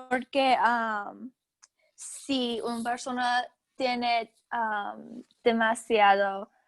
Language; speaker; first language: Spanish; non-native, learner; English